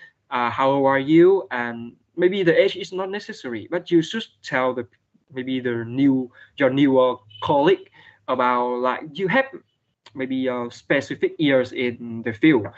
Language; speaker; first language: English; non-native, fluent; Vietnamese